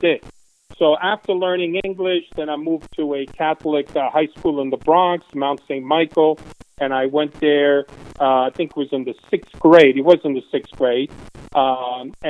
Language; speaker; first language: English; early bilingual, other home language; Spanish